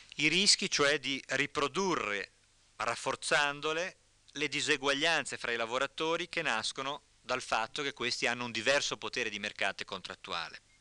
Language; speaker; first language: Italian; native; Italian